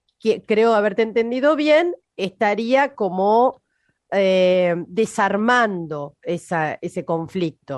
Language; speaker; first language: Spanish; native; Spanish